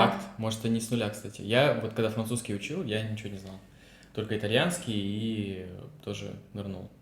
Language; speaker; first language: Russian; native; Russian